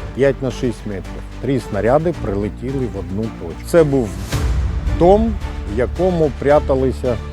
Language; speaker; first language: Ukrainian; early bilingual, other home language; Russian